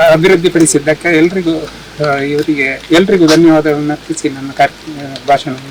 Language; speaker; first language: Kannada; native; Kannada